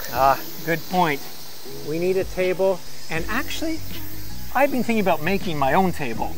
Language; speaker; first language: English; native; English